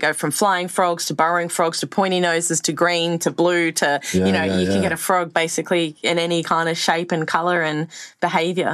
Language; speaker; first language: English; native; English